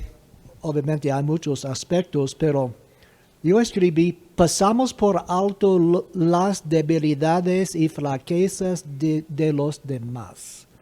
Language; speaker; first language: Spanish; non-native, fluent; English